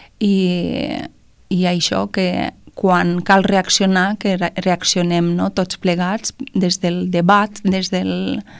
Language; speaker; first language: Catalan; non-native, fluent; Romanian